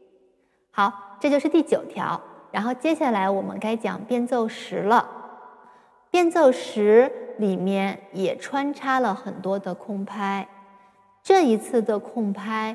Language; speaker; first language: Chinese; native; Chinese